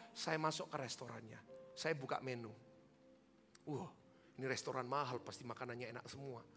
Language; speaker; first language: Indonesian; native; Indonesian